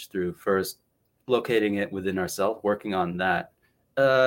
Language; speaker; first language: English; native; English